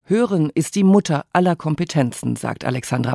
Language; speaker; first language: German; native; German